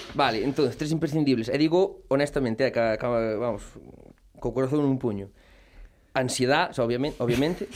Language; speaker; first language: Galician; non-native, local second language; Spanish